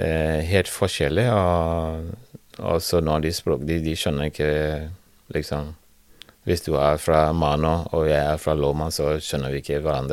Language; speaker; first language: Norwegian; non-native, fluent; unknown